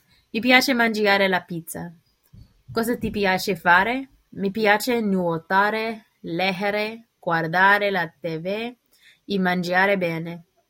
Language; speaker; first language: Italian; non-native, learner; English